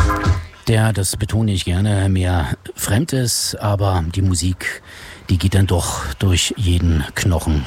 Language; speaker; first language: German; native; German